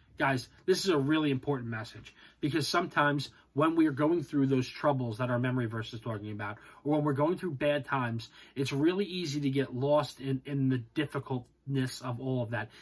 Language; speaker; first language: English; native; English